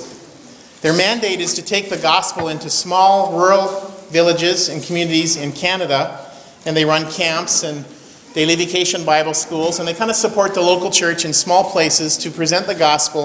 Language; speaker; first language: English; native; English